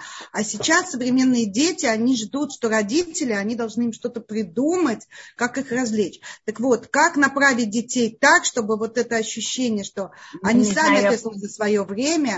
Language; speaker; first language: Russian; native; Russian